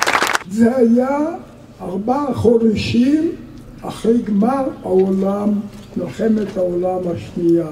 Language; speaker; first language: Hebrew; non-native, fluent; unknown